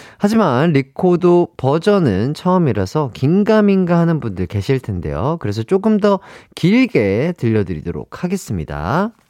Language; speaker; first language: Korean; native; Korean